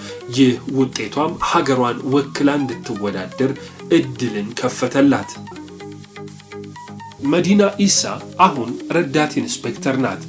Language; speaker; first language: Amharic; native; Amharic